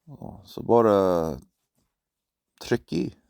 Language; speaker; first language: Swedish; non-native, fluent; English